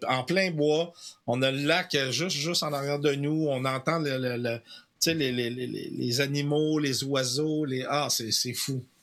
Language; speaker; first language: French; native; French